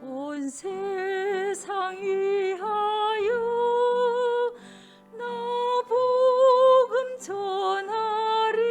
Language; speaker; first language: Korean; native; Korean